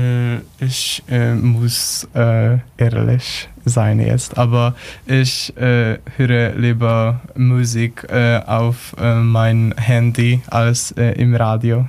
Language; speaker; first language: German; non-native, learner; Polish